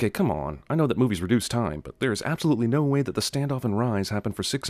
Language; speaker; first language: English; native; English